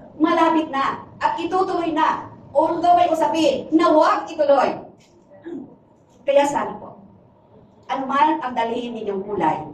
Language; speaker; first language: Filipino; native; Filipino